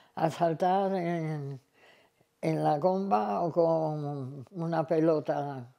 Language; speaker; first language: Spanish; native; Spanish